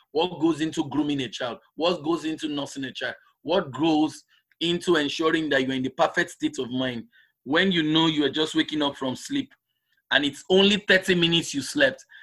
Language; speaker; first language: English; non-native, local second language; Igbo